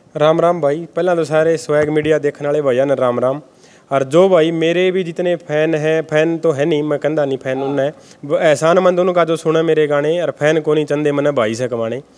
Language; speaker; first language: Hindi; native; Hindi